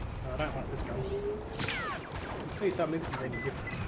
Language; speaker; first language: English; native; English